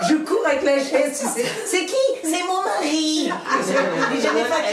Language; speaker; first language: French; native; French